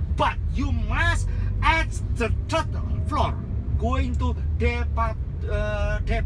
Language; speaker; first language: English; non-native, learner; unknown